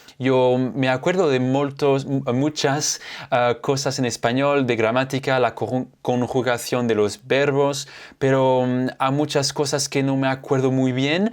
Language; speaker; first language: Spanish; non-native, fluent; French